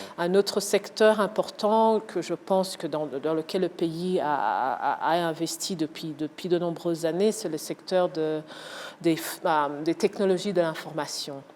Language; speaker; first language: French; early bilingual, other home language; Kinyarwanda